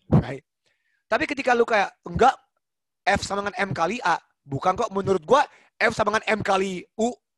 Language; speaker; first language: Indonesian; early bilingual, heritage; Indonesian